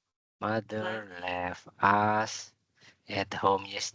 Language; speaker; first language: English; non-native, learner; Indonesian